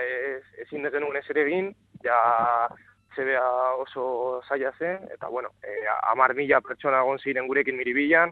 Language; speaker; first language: Basque; non-native, local second language; Spanish